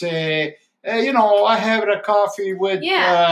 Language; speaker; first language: English; non-native, fluent; Italian